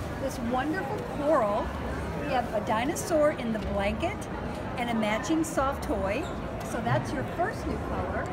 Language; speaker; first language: English; native; English